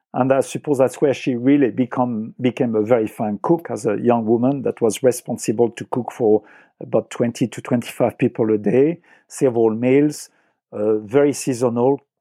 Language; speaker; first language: English; non-native, fluent; French